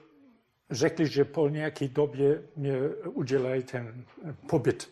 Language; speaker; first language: Czech; non-native, fluent; German